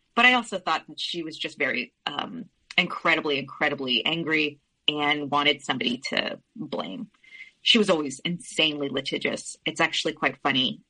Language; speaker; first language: English; early bilingual, other home language; Spanish